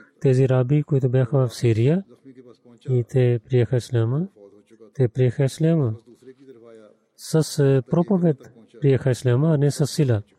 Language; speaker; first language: Bulgarian; non-native, learner; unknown